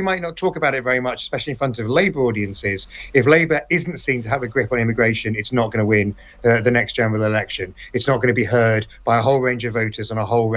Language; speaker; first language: English; native; English